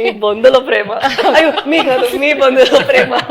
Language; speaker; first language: Telugu; non-native, fluent; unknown